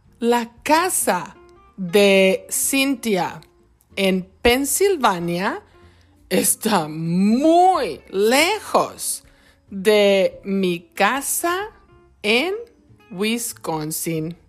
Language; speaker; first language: Spanish; non-native, fluent; English